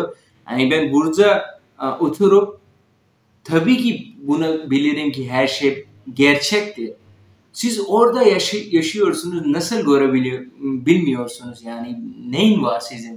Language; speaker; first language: Turkish; non-native, fluent; Urdu